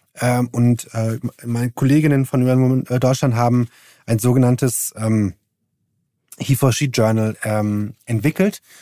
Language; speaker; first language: German; early bilingual, other home language; Turkish